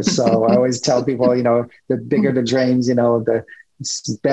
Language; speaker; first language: English; non-native, fluent; French